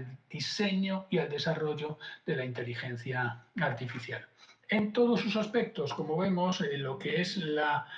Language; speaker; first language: Spanish; native; Spanish